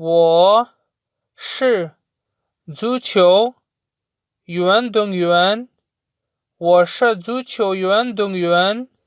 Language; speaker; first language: Chinese; non-native, fluent; Urdu